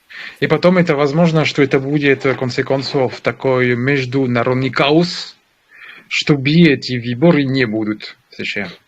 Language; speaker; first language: Russian; non-native, learner; French